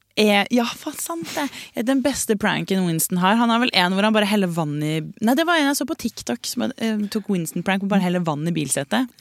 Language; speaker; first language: Norwegian; native; Norwegian